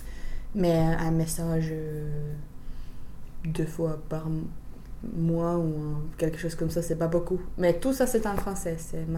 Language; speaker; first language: French; non-native, fluent; Finnish